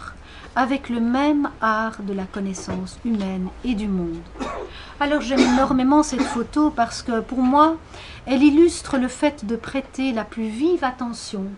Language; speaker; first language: French; native; French